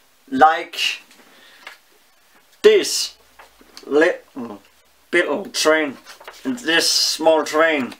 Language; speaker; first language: English; non-native, learner; Danish